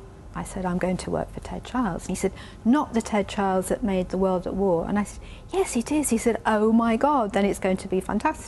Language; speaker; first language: English; native; English